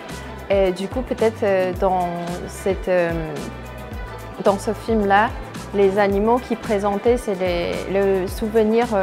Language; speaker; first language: French; non-native, fluent; Chinese